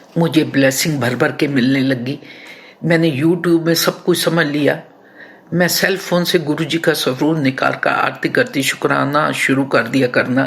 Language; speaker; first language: Hindi; non-native, local second language; Punjabi